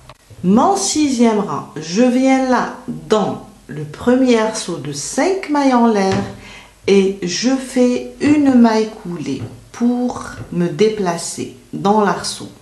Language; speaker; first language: French; native; French